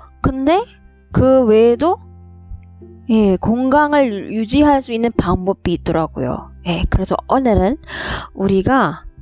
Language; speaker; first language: Korean; non-native, learner; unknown